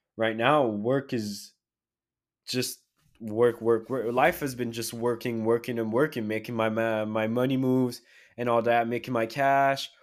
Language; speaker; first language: English; native; English